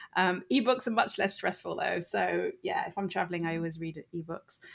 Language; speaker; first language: English; native; English